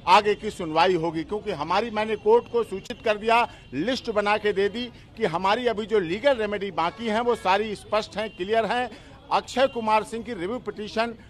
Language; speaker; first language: Hindi; native; Hindi